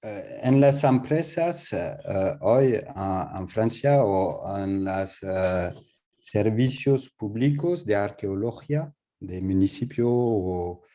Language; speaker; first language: Spanish; non-native, learner; French